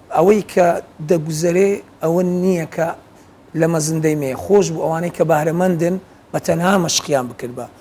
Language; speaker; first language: Central Kurdish; native; Central Kurdish